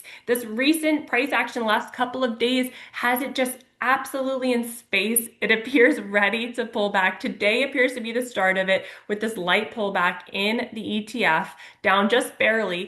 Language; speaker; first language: English; native; English